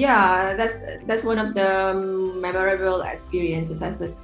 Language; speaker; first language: English; non-native, local second language; Malay